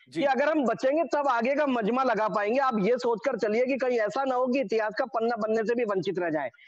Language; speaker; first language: Hindi; native; Hindi